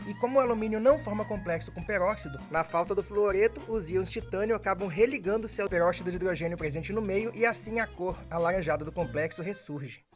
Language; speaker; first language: Portuguese; native; Portuguese